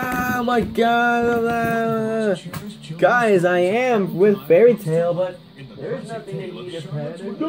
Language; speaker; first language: English; native; English